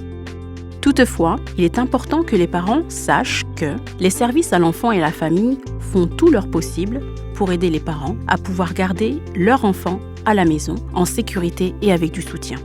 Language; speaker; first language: French; native; French